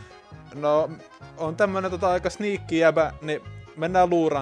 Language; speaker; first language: Finnish; native; Finnish